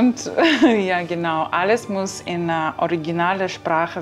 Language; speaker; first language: German; non-native, learner; Kazakh